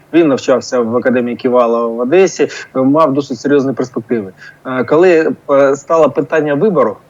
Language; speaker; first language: Ukrainian; non-native, local second language; Russian